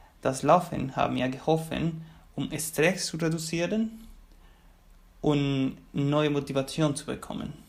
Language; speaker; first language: German; non-native, learner; Spanish